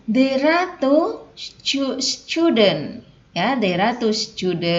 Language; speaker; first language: English; non-native, fluent; Indonesian